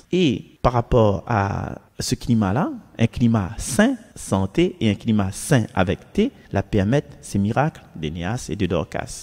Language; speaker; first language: French; non-native, local second language; Réunion Creole French